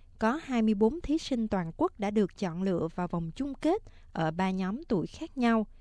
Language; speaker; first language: Vietnamese; native; Vietnamese